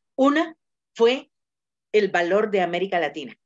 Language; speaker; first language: Spanish; native; Spanish